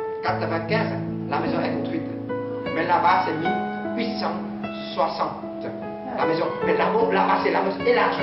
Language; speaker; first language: French; non-native, learner; Vietnamese